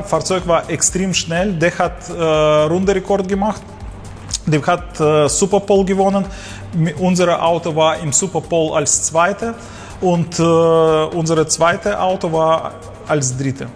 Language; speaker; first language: German; non-native, learner; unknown